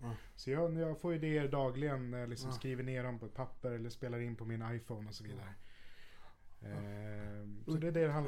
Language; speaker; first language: Swedish; native; Swedish